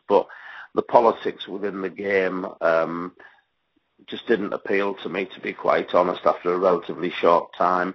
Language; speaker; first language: English; native; English